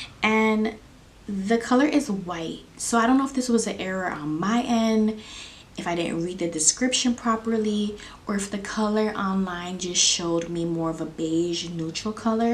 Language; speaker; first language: English; native; English